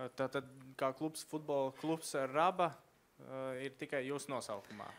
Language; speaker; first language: Latvian; native; Latvian